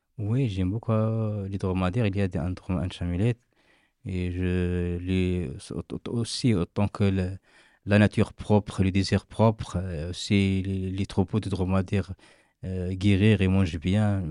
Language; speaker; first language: French; non-native, learner; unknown